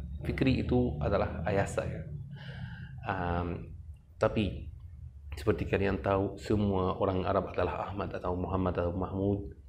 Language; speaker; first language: Indonesian; non-native, fluent; Arabic